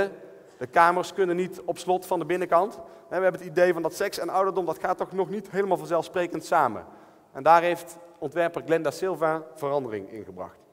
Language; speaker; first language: Dutch; native; Dutch